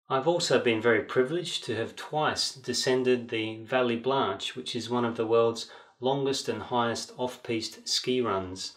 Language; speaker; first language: English; native; English